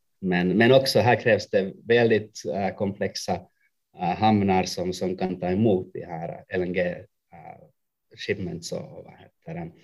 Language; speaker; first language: Swedish; non-native, local second language; Finnish